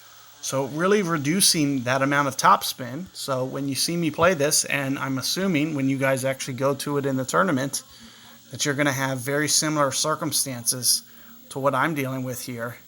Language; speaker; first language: English; native; English